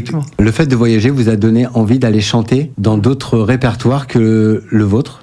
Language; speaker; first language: French; native; French